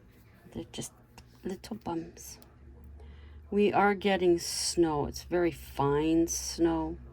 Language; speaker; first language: English; native; English